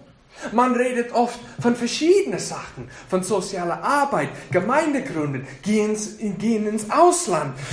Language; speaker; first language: German; non-native, fluent; English